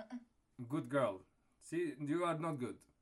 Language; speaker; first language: English; non-native, fluent; Kurdish